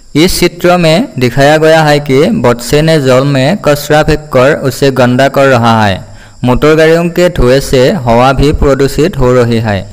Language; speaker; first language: Hindi; non-native, local second language; Assamese